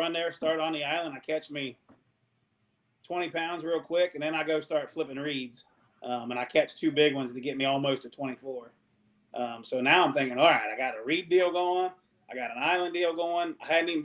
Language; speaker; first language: English; native; English